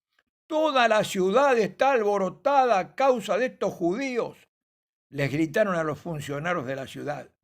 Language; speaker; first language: Spanish; native; Spanish